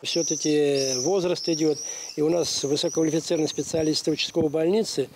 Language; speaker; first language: Russian; native; Russian